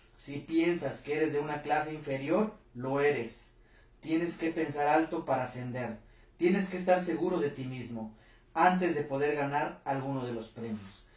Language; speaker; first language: Spanish; native; Spanish